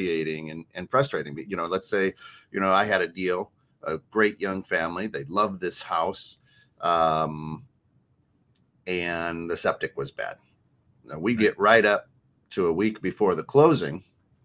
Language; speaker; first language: English; native; English